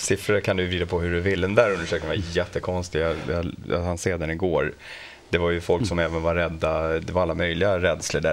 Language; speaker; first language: Swedish; native; Swedish